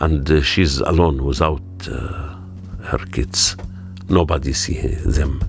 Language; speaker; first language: English; non-native, learner; Arabic